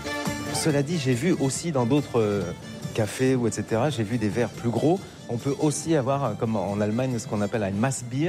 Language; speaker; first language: French; native; French